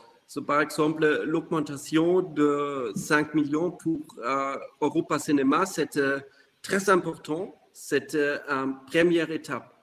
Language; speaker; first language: French; non-native, fluent; German